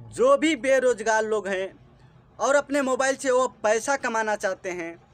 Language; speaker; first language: Hindi; native; Hindi